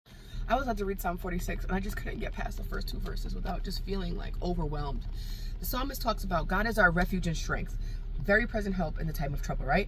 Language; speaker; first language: English; native; English